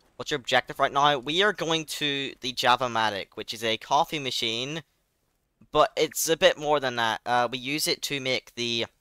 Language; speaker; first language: English; native; English